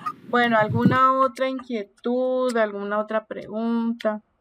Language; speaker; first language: Spanish; native; Spanish